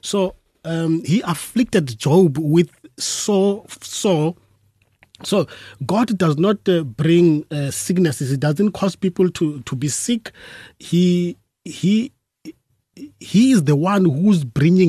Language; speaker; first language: English; non-native, local second language; Tswana